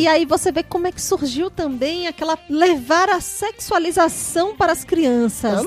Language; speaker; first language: Portuguese; native; Portuguese